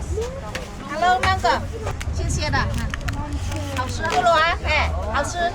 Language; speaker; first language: Chinese; native; Chinese